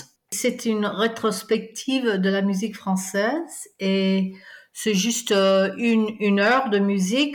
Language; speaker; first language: French; non-native, fluent; English